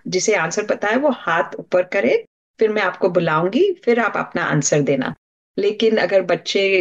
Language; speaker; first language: Hindi; non-native, local second language; Marathi